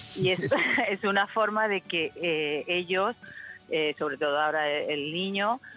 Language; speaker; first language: Spanish; native; Spanish